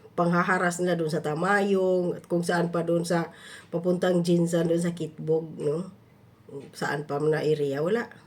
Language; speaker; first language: Filipino; non-native, local second language; Cebuano